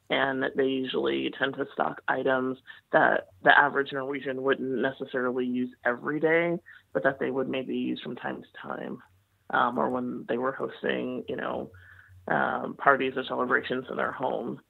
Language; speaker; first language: English; native; English